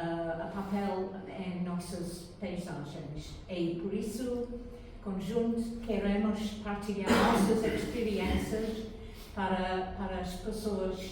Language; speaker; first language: Portuguese; non-native, learner; English